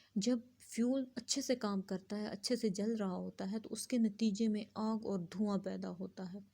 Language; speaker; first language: Urdu; native; Urdu